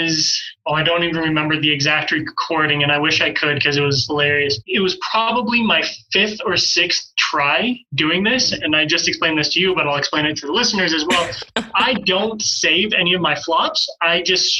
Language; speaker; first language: English; native; English